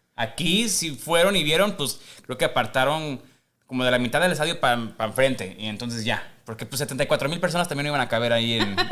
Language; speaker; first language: Spanish; early bilingual, heritage; Spanish